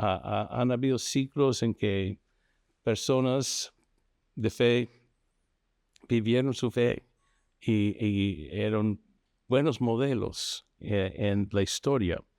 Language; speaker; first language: Spanish; non-native, fluent; English